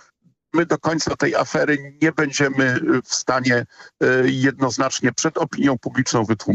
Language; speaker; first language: Polish; native; Polish